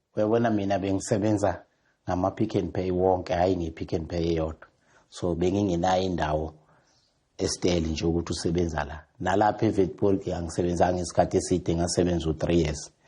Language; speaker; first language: Zulu; native; Zulu